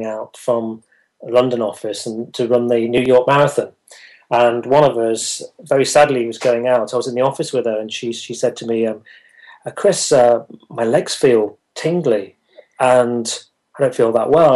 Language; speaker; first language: English; native; English